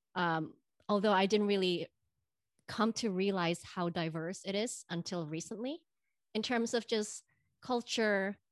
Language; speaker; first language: English; non-native, fluent; Indonesian